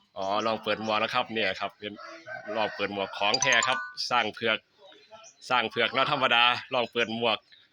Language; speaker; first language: Thai; native; Thai